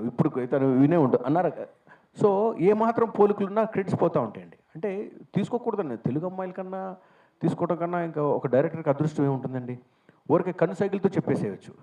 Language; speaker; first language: Telugu; native; Telugu